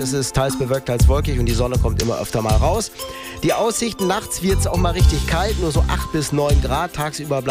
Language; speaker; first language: German; native; German